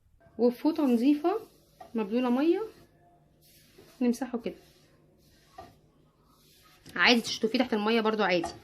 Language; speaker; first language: Arabic; native; Arabic